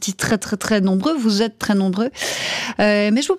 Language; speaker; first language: French; native; French